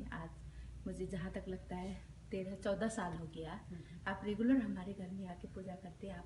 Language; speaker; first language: Hindi; native; Hindi